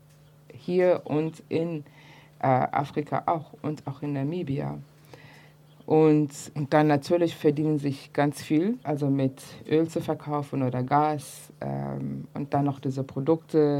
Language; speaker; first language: German; early bilingual, other home language; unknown